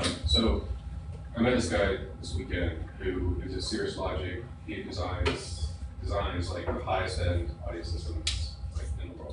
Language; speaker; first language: English; native; English